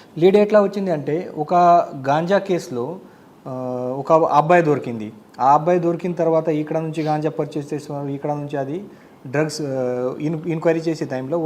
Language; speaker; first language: Telugu; non-native, fluent; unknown